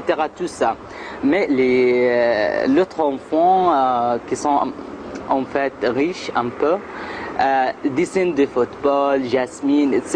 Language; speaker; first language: French; non-native, learner; Arabic